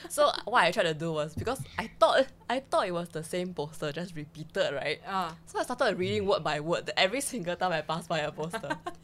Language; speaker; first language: English; early bilingual, other home language; Chinese